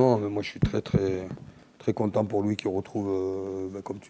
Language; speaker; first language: French; native; French